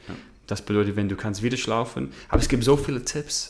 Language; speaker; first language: German; non-native, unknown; English